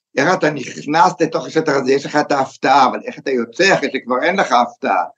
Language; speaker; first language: Hebrew; native; Hebrew